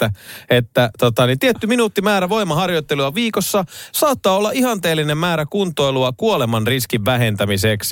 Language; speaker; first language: Finnish; native; Finnish